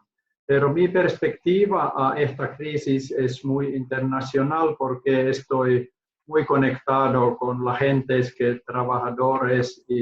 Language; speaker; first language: Spanish; non-native, learner; Finnish